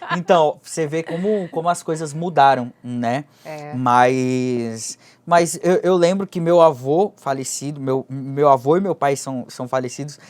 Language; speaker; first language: Portuguese; early bilingual, other home language; Japanese